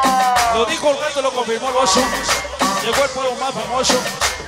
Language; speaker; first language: Spanish; native; Spanish